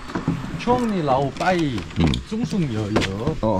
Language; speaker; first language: Thai; non-native, learner; Korean